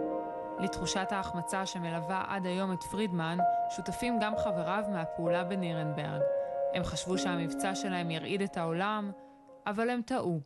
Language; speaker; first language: Hebrew; native; Hebrew